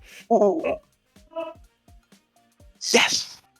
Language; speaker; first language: English; native; English